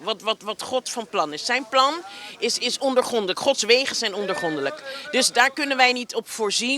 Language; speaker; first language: Dutch; native; Dutch